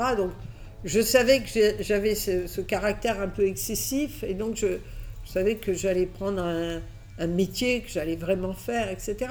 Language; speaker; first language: French; early bilingual, other home language; Catalan